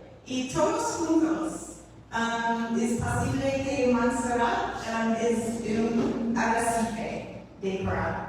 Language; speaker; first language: Spanish; non-native, learner; English